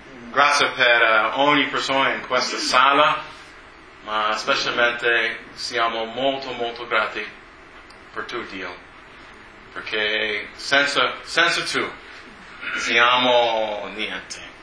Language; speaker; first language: Italian; non-native, learner; English